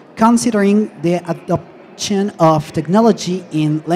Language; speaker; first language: English; non-native, fluent; Spanish